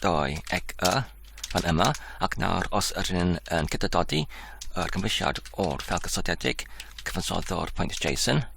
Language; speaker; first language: Welsh; non-native, learner; English